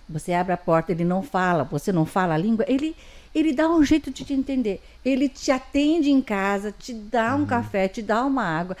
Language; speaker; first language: Portuguese; early bilingual, other home language; Chinese